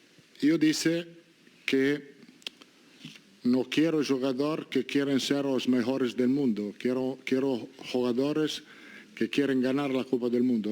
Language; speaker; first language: Portuguese; non-native, learner; Italian